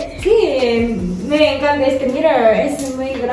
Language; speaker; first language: Spanish; non-native, learner; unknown